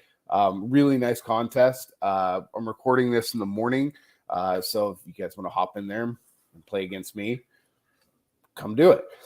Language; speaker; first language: English; native; English